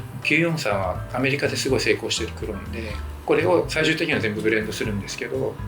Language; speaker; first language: Japanese; native; Japanese